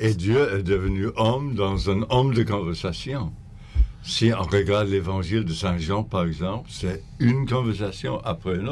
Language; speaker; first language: French; non-native, fluent; English